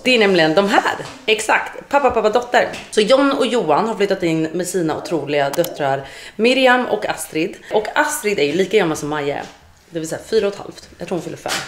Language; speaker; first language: Swedish; native; Swedish